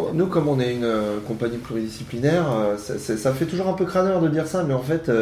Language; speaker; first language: French; native; French